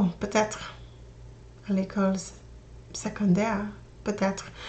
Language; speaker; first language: French; non-native, learner; English